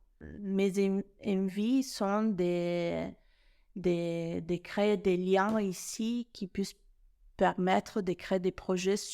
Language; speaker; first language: French; non-native, fluent; Italian